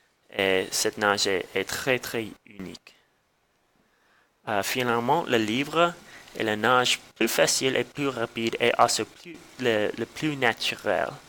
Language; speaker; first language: French; non-native, learner; English